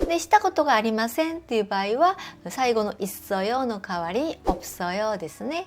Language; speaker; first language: Japanese; non-native, fluent; Korean